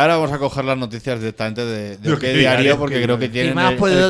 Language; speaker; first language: Spanish; native; Spanish